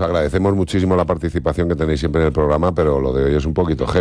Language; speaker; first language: Spanish; native; Spanish